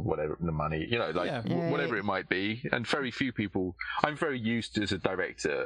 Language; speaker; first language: English; native; English